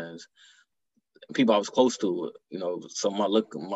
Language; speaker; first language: English; native; English